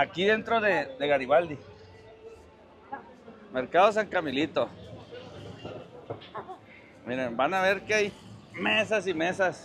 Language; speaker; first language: Spanish; native; Spanish